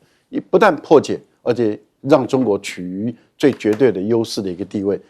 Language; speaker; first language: Chinese; native; Chinese